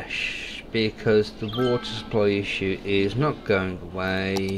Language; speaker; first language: English; native; English